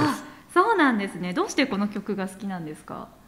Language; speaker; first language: Japanese; native; Japanese